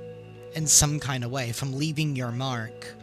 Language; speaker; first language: English; native; English